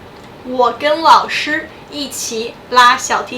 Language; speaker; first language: Chinese; non-native, fluent; English